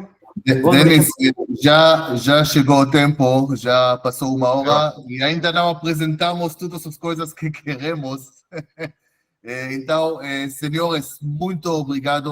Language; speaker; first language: Portuguese; non-native, fluent; Hebrew